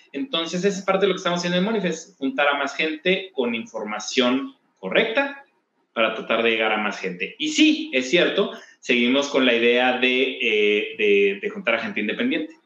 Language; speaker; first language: Spanish; native; Spanish